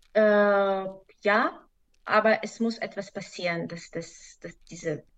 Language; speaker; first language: German; non-native, fluent; Russian